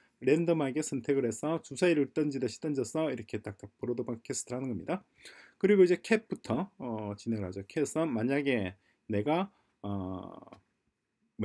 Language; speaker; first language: Korean; native; Korean